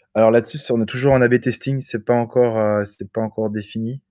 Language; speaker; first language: French; native; French